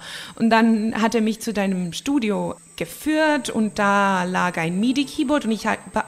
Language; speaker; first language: German; non-native, fluent; Greek